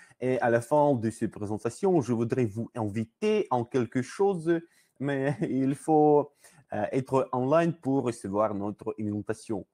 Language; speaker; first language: French; non-native, learner; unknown